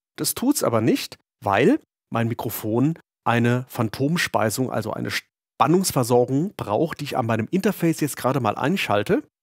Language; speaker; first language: German; native; German